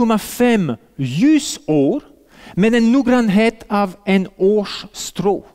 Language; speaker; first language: Swedish; non-native, fluent; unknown